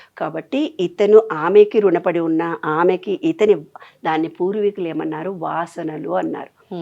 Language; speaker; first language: Telugu; native; Telugu